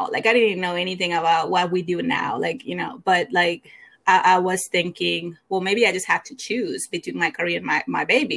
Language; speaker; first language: English; non-native, fluent; Spanish